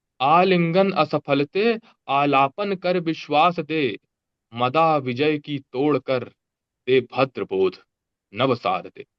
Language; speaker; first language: Hindi; native; Hindi